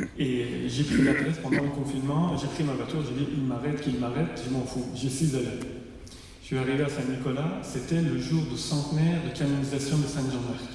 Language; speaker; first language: French; non-native, fluent; Persian